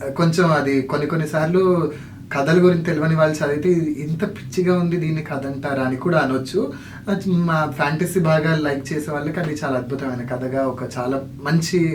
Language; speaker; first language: Telugu; non-native, local second language; Lambadi